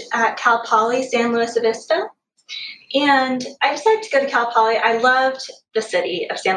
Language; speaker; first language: English; native; English